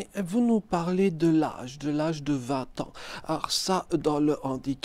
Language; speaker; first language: French; native; French